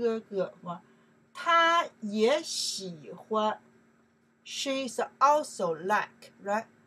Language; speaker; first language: Chinese; non-native, learner; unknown